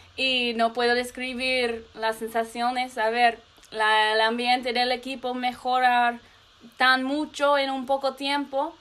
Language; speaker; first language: Spanish; non-native, learner; English